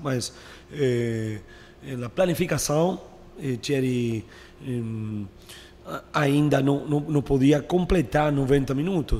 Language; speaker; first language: Portuguese; non-native, learner; Spanish